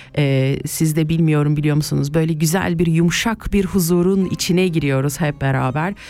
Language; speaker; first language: Turkish; native; Turkish